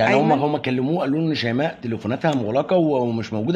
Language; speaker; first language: Arabic; native; Arabic